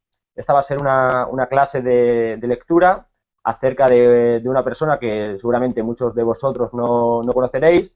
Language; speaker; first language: Spanish; native; Spanish